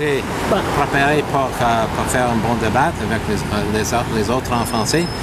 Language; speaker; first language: French; non-native, learner; English